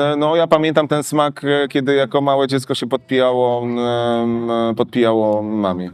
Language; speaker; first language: Polish; native; Polish